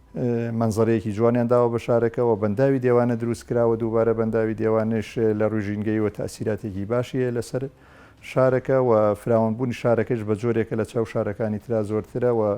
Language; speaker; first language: Central Kurdish; native; Central Kurdish